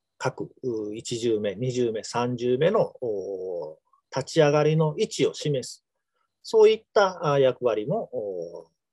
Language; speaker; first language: Japanese; native; Japanese